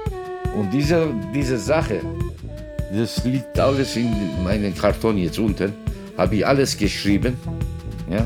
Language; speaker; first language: German; non-native, fluent; Turkish